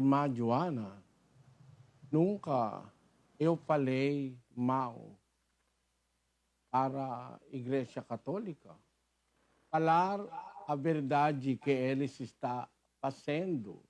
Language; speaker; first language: Portuguese; non-native, learner; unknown